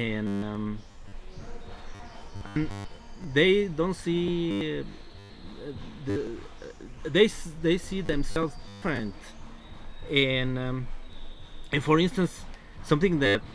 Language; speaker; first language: English; non-native, learner; Spanish